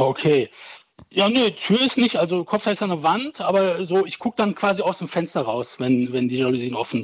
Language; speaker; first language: German; early bilingual, other home language; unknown